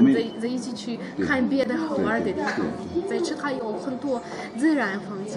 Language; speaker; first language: Chinese; non-native, learner; Russian